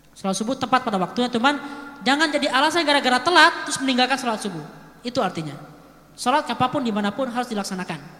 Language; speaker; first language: Indonesian; native; Indonesian